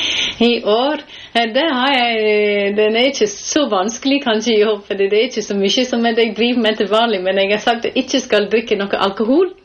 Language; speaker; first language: Norwegian; non-native, fluent; English